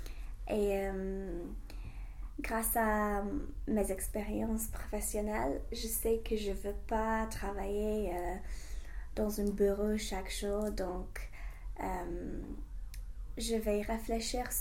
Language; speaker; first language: French; non-native, fluent; English